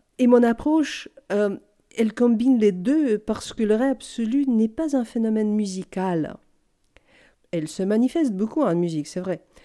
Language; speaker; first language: French; non-native, fluent; Russian